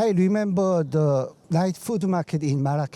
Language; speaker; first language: English; non-native, learner; Korean